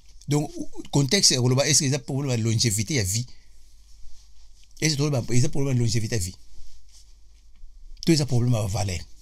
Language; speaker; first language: French; non-native, local second language; Lingala